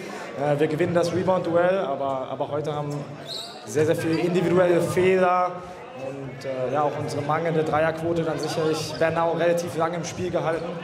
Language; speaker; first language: German; native; German